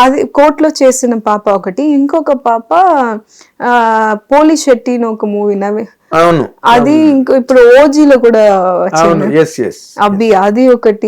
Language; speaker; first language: Telugu; non-native, fluent; Kannada